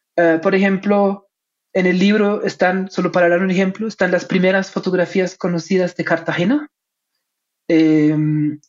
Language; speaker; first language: Spanish; non-native, fluent; German